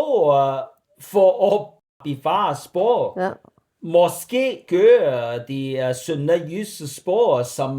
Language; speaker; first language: Danish; non-native, learner; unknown